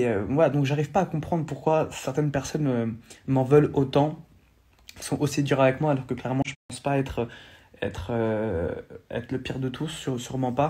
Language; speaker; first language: French; native; French